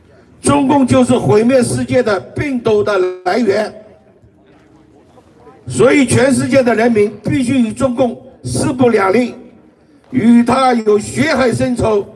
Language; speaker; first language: Chinese; native; Chinese